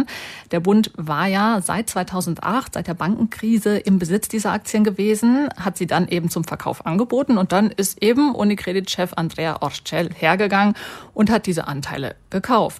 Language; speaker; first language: German; native; German